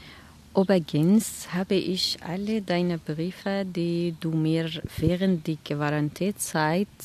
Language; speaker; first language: German; non-native, learner; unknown